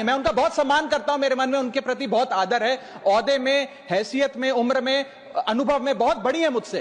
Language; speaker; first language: Hindi; native; Hindi